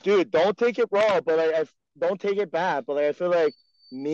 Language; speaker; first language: English; non-native, fluent; French